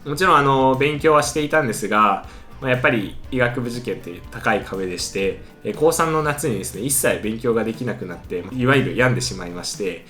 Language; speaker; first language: Japanese; early bilingual, other home language; Chinese